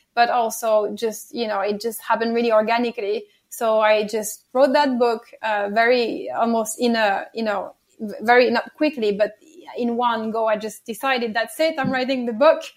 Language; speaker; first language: English; non-native, fluent; French